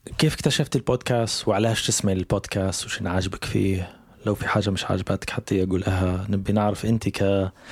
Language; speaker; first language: Arabic; native; Arabic